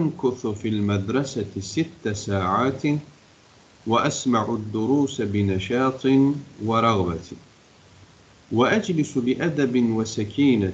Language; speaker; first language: Arabic; non-native, fluent; Turkish